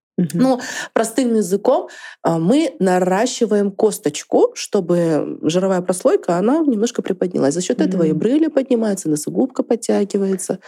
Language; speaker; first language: Russian; native; Russian